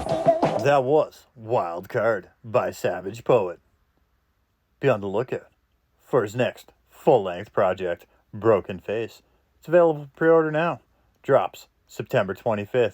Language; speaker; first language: English; native; English